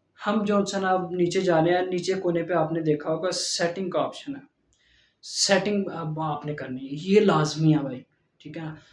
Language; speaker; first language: Urdu; non-native, local second language; Punjabi